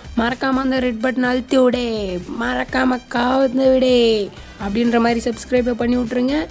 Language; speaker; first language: Tamil; native; Tamil